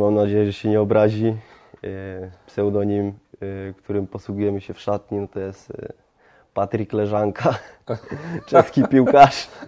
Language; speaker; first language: Polish; early bilingual, heritage; French